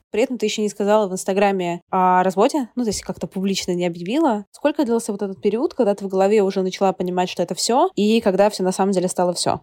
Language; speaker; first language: Russian; native; Russian